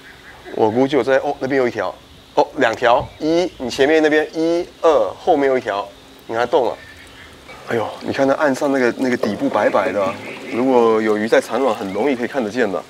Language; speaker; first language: Chinese; native; Chinese